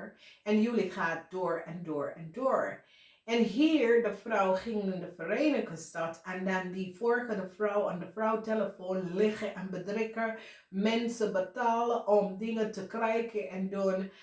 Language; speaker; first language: Dutch; non-native, fluent; English